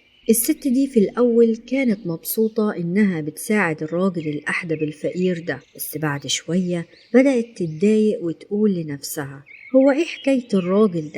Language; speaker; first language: Arabic; native; Arabic